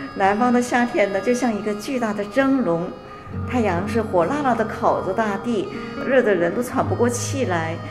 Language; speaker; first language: Chinese; native; Chinese